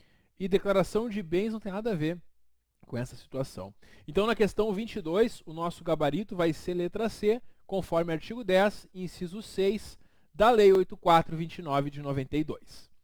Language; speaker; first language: Portuguese; native; Portuguese